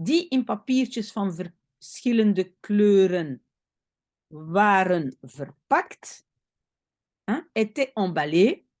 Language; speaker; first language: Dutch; non-native, fluent; French